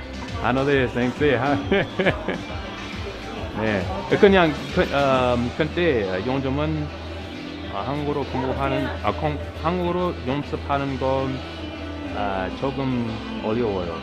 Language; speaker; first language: Korean; non-native, learner; English